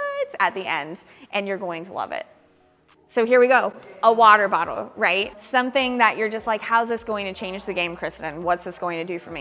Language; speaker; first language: English; native; English